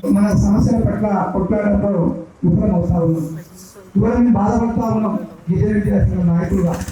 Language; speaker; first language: Telugu; non-native, local second language; Lambadi